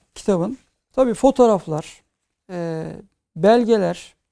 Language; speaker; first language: Turkish; native; Turkish